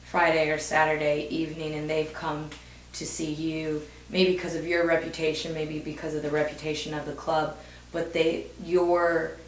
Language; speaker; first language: English; native; English